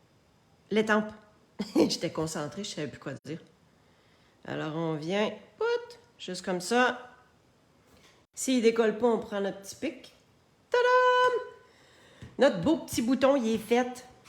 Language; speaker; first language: French; native; French